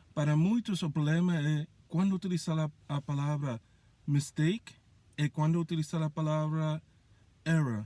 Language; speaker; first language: Portuguese; non-native, fluent; English